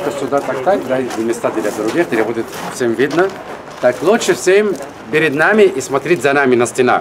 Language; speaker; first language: Russian; non-native, fluent; Arabic